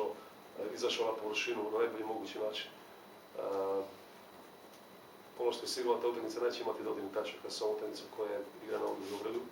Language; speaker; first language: Serbian; native; Serbian